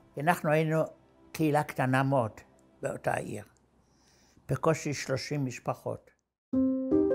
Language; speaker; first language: Hebrew; non-native, fluent; German